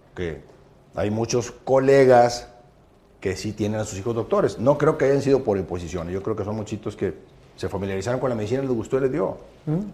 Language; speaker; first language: Spanish; native; Spanish